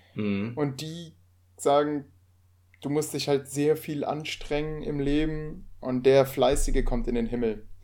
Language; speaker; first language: German; non-native, fluent; Polish